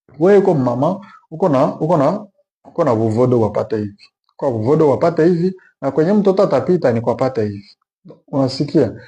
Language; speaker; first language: Swahili; native; Swahili